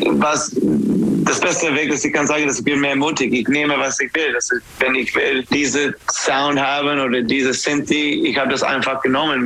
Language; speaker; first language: German; non-native, learner; English